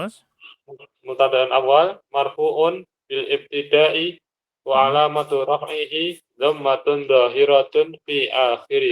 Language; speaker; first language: Arabic; non-native, learner; Indonesian